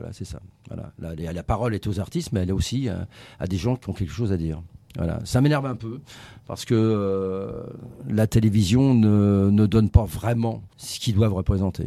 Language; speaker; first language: French; native; French